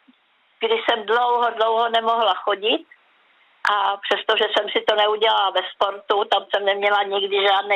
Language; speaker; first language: Czech; native; Czech